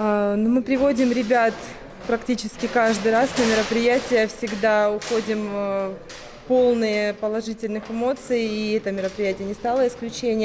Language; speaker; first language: Russian; native; Russian